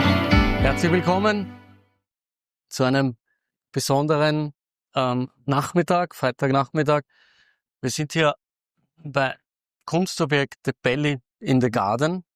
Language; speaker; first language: German; native; German